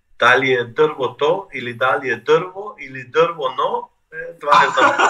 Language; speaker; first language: Macedonian; non-native, fluent; German